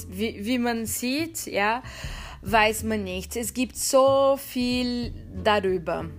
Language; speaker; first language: German; non-native, fluent; Portuguese